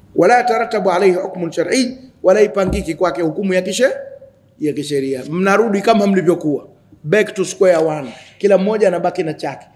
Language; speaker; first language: Swahili; native; Swahili